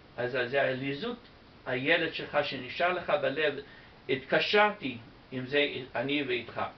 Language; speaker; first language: Hebrew; non-native, fluent; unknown